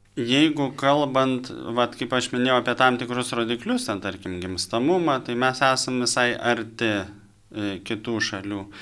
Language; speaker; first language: Lithuanian; native; Lithuanian